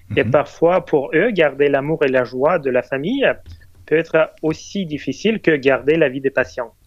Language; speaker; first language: French; non-native, fluent; Russian